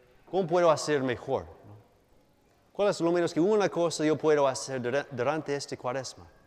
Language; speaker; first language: Spanish; non-native, fluent; English